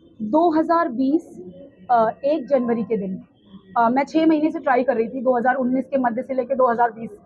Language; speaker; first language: Hindi; native; Hindi